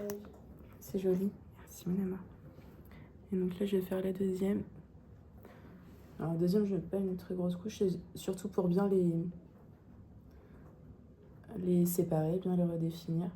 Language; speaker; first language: French; native; French